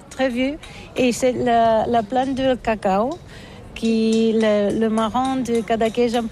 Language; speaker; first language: French; non-native, learner; Catalan